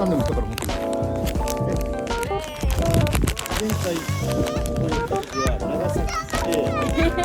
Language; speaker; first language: Japanese; native; Japanese